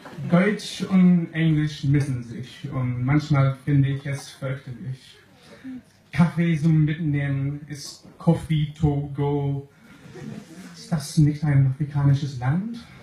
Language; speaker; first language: German; non-native, fluent; English